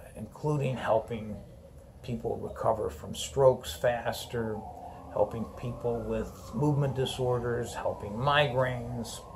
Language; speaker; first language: English; native; English